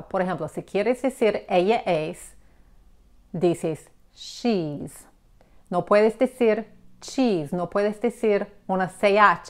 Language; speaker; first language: Spanish; non-native, fluent; English